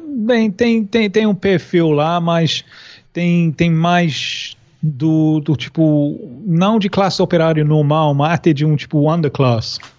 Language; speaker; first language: Portuguese; non-native, fluent; English